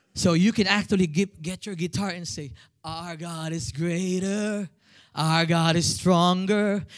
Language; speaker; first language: English; non-native, local second language; Filipino